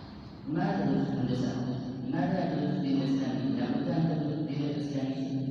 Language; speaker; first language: Arabic; non-native, learner; Urdu